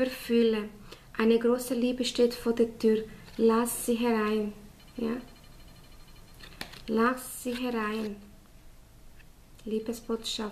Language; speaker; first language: German; non-native, fluent; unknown